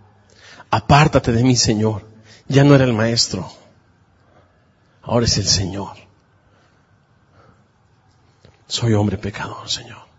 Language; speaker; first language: Spanish; native; Spanish